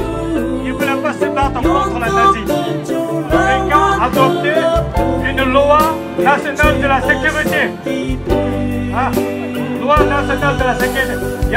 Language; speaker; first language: French; non-native, fluent; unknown